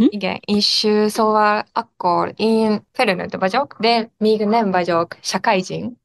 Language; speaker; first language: Hungarian; non-native, fluent; Japanese